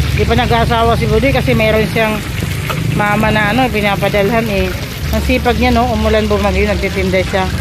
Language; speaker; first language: Filipino; non-native, local second language; Waray